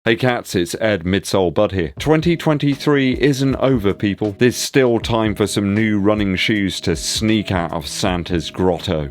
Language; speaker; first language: English; native; English